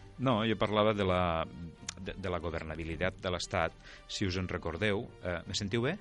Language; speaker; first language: Catalan; native; Catalan